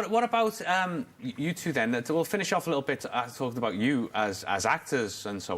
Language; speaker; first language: English; native; English